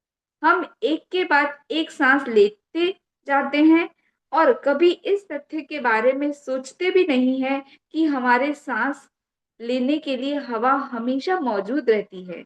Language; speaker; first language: Hindi; native; Hindi